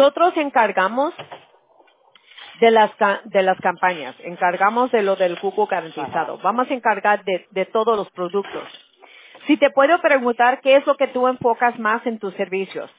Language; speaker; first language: Spanish; early bilingual, heritage; Spanish